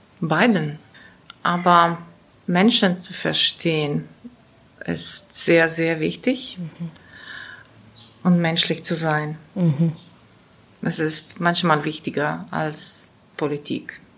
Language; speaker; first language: German; non-native, learner; Latvian